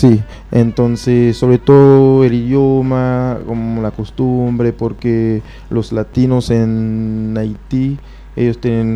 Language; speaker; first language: Spanish; non-native, fluent; Haitian Creole